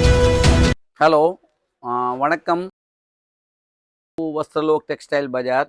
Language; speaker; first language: Tamil; non-native, fluent; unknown